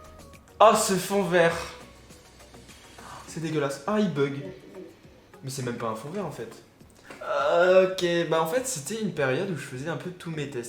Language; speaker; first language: French; native; French